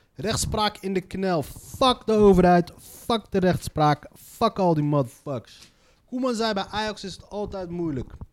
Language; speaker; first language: Dutch; native; Dutch